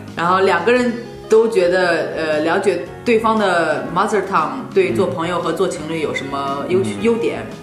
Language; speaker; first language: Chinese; native; Chinese